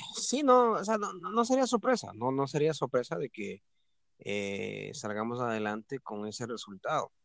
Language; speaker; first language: Spanish; native; Spanish